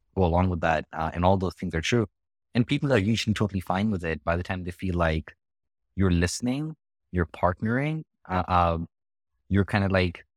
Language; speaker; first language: English; non-native, local second language; Hindi